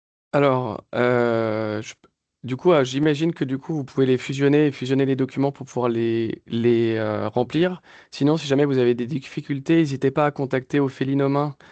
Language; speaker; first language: French; native; French